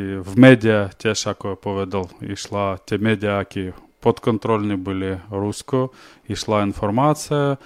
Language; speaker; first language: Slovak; non-native, learner; Ukrainian